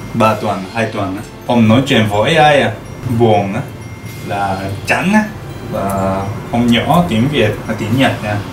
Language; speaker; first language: Vietnamese; non-native, learner; Japanese